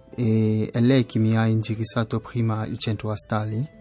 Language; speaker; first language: Italian; non-native, fluent; French